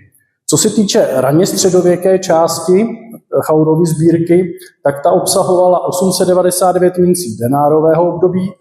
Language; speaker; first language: Czech; native; Czech